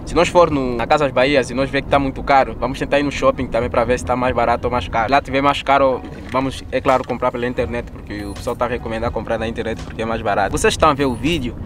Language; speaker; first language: Portuguese; native; Portuguese